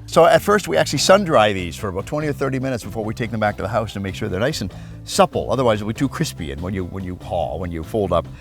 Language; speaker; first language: English; native; English